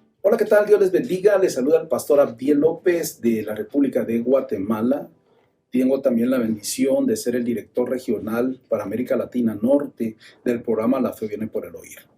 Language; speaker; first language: Spanish; native; Spanish